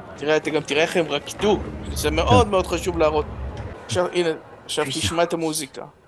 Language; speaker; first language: Hebrew; early bilingual, other home language; Russian